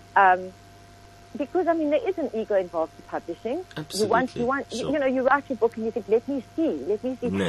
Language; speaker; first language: English; native; English